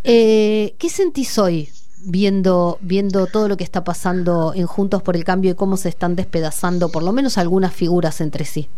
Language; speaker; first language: Spanish; native; Spanish